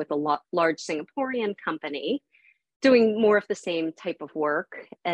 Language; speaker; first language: English; native; English